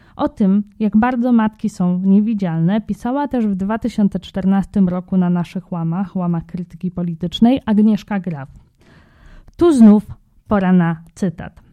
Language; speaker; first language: Polish; native; Polish